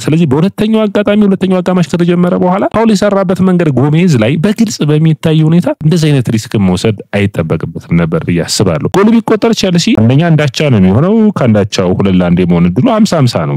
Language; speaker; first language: Amharic; native; Amharic